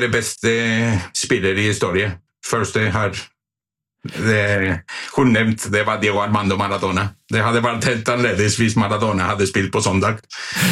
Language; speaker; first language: Norwegian; non-native, fluent; Spanish